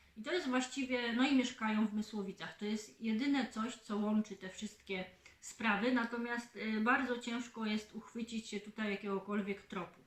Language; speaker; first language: Polish; native; Polish